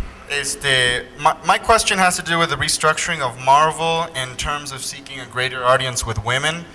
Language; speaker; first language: English; non-native, fluent; Spanish